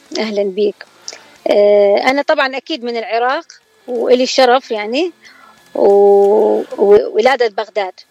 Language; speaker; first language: Arabic; native; Arabic